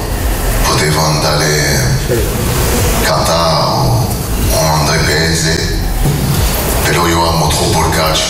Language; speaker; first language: Italian; non-native, fluent; French